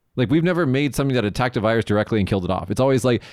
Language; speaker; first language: English; native; English